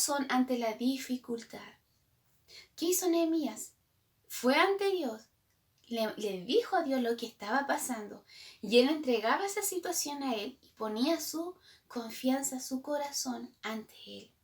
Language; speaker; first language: Spanish; native; Spanish